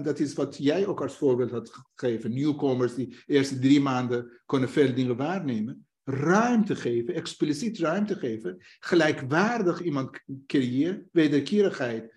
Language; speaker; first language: Dutch; non-native, fluent; Persian